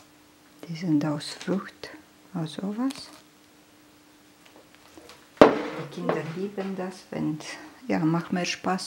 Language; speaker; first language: German; non-native, fluent; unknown